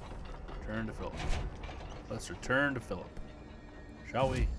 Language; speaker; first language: English; native; English